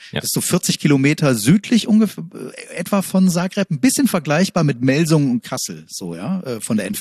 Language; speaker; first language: German; native; German